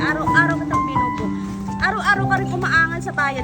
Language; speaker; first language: Filipino; native; Filipino